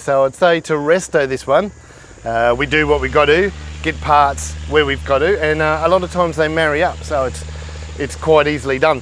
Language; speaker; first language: English; native; English